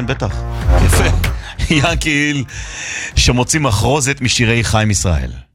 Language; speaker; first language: Hebrew; native; Hebrew